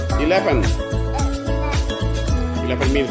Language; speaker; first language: English; non-native, learner; Indonesian